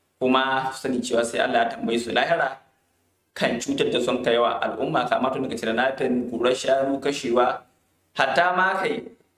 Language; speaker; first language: Hausa; non-native, local second language; Fula